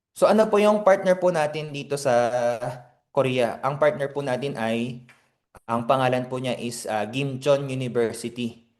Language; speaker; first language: Filipino; non-native, fluent; Korean